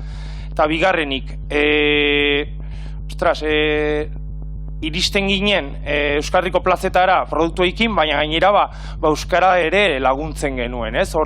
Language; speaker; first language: Basque; native; Basque